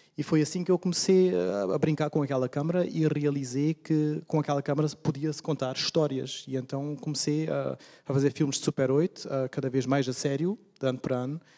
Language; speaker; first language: Portuguese; early bilingual, heritage; Portuguese